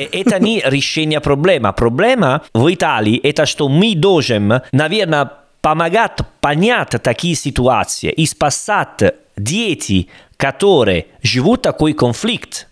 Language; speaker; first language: Russian; non-native, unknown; Italian